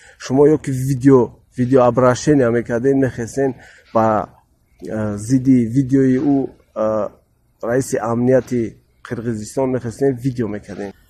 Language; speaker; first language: Tajik; native; Tajik